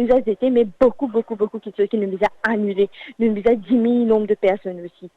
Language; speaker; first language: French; non-native, local second language; Morisyen